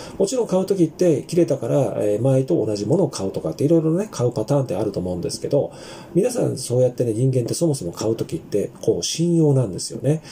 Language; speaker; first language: Japanese; native; Japanese